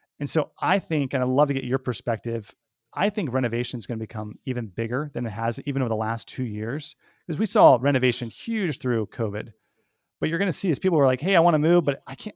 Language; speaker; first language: English; native; English